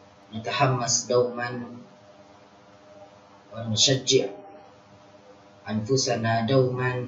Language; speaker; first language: Arabic; non-native, fluent; Indonesian